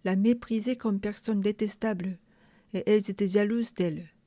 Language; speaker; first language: French; non-native, fluent; Japanese